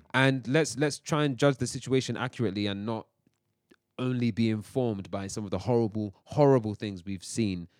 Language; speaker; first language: English; native; English